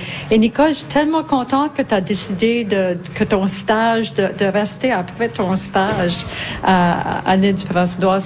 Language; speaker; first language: French; native; French